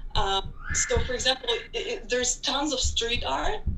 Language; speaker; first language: English; non-native, fluent; Hebrew